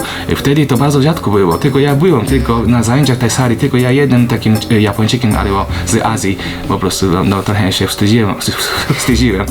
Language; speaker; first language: Polish; non-native, fluent; Japanese